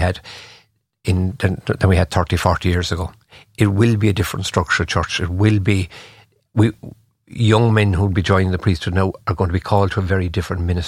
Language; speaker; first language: English; native; English